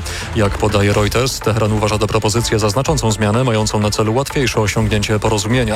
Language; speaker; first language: Polish; native; Polish